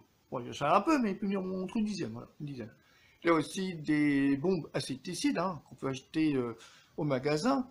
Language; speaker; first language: French; native; French